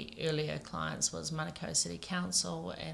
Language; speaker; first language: English; native; English